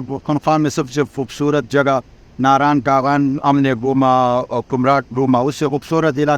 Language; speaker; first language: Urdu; non-native, local second language; Pashto